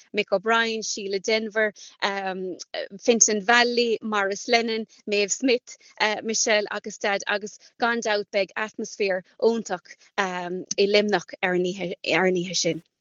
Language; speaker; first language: Irish; non-native, local second language; English